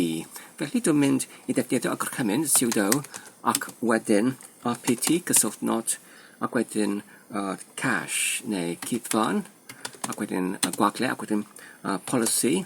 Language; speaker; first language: Welsh; non-native, fluent; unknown